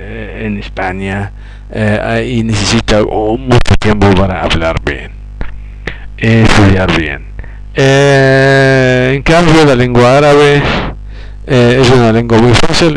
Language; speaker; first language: Spanish; non-native, fluent; Arabic